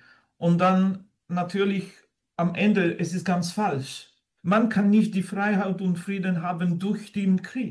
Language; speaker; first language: German; non-native, fluent; French